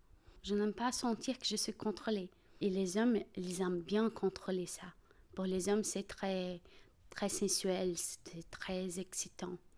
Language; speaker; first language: French; non-native, fluent; Portuguese